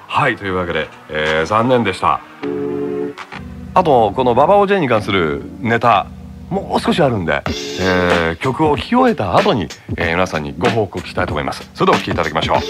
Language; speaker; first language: Japanese; early bilingual, heritage; Japanese